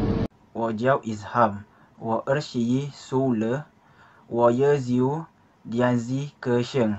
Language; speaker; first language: Chinese; non-native, learner; Malay